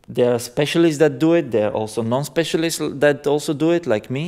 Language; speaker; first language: English; non-native, fluent; Bulgarian